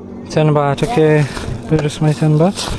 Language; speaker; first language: English; non-native, learner; Lithuanian